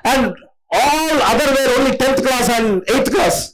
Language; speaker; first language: English; non-native, local second language; Telugu